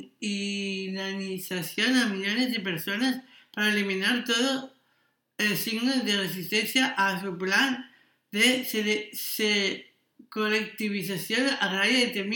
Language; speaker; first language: Spanish; non-native, local second language; Catalan